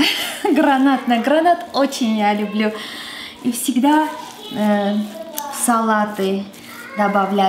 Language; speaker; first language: Russian; non-native, local second language; Armenian